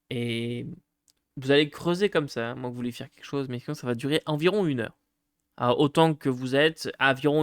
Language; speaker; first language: French; native; French